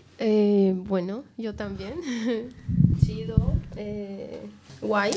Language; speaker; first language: Spanish; native; Spanish